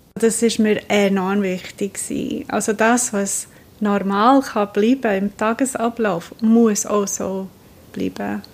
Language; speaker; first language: German; non-native, fluent; English